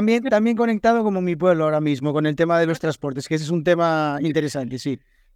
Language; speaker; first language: Spanish; native; Spanish